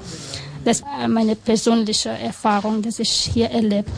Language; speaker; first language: German; non-native, learner; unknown